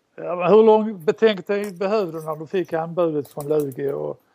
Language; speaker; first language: Swedish; native; Swedish